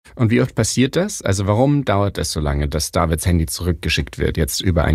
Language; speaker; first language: German; native; German